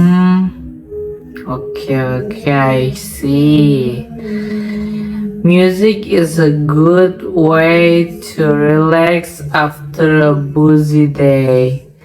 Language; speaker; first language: English; non-native, learner; Indonesian